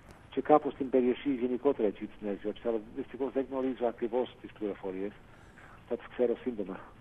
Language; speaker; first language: Greek; non-native, fluent; English